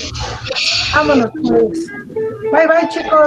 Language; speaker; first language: Spanish; native; Spanish